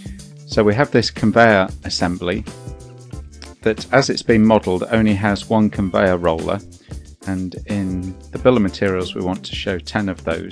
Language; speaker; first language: English; native; English